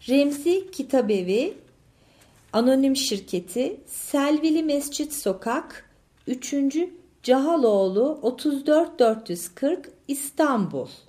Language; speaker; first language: Turkish; native; Turkish